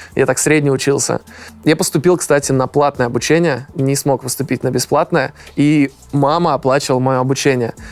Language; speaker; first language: Russian; native; Russian